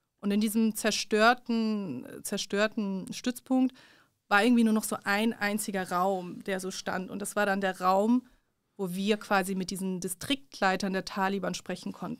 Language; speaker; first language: German; early bilingual, other home language; Persian